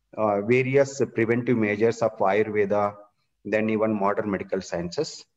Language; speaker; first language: English; non-native, local second language; Kannada